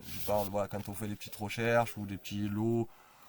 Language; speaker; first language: French; native; French